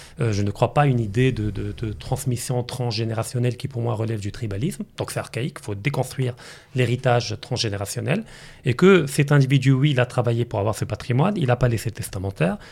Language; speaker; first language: French; non-native, local second language; Arabic